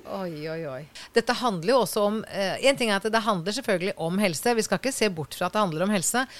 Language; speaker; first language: Norwegian; native; Norwegian